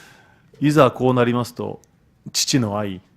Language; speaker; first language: Japanese; native; Japanese